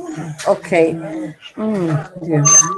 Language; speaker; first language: English; non-native, learner; Spanish